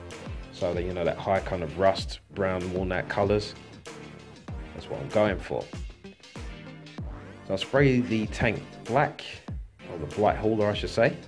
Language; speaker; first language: English; native; English